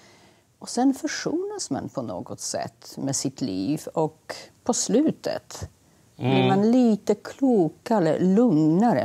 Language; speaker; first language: Swedish; non-native, fluent; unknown